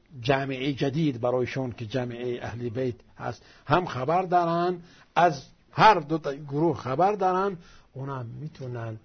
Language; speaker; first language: Persian; non-native, fluent; Arabic